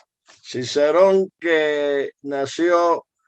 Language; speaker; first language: Spanish; native; Spanish